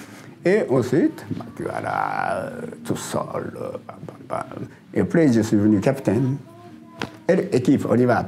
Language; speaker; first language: French; non-native, learner; Japanese